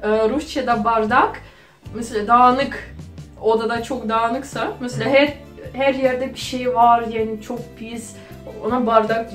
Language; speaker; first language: Turkish; non-native, fluent; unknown